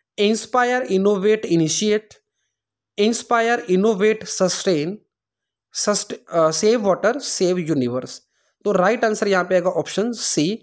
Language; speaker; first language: Hindi; non-native, local second language; Punjabi